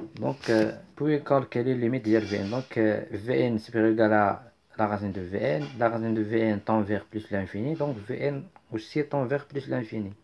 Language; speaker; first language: French; non-native, local second language; Arabic